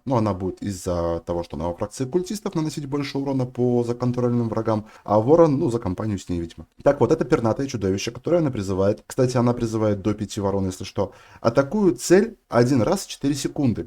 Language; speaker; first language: Russian; native; Russian